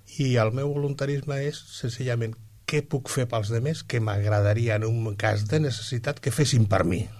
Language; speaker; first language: Catalan; non-native, local second language; Spanish